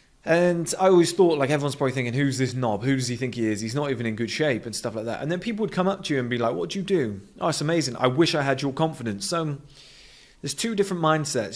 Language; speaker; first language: English; native; English